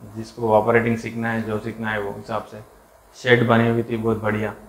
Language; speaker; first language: Hindi; non-native, local second language; Telugu